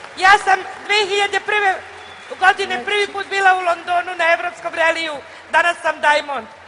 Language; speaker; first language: Serbian; native; Serbian